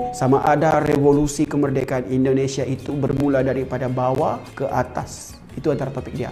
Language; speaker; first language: Malay; native; Malay